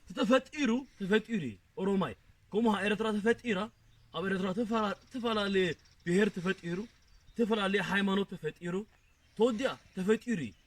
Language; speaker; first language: Tigrinya; early bilingual, heritage; Tigrinya